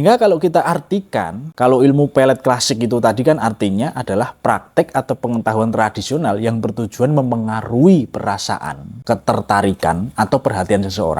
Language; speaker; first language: Indonesian; native; Indonesian